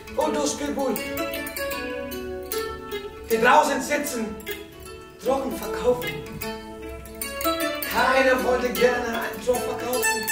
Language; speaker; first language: German; non-native, learner; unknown